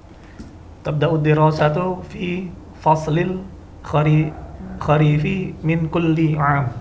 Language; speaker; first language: Arabic; non-native, learner; Indonesian